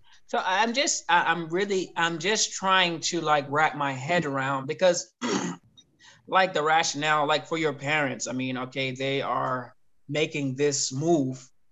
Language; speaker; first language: English; native; English